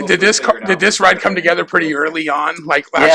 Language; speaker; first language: English; native; English